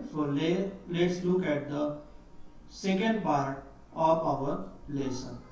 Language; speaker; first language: English; non-native, local second language; Marathi